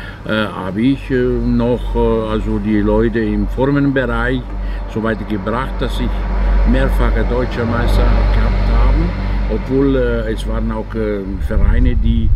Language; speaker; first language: German; non-native, fluent; Italian